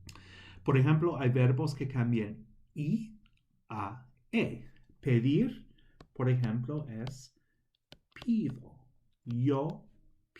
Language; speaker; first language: Spanish; non-native, fluent; English